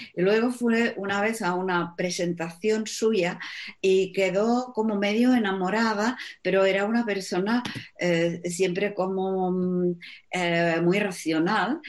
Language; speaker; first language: Spanish; non-native, fluent; Czech